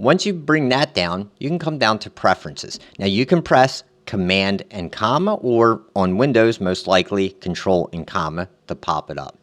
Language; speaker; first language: English; native; English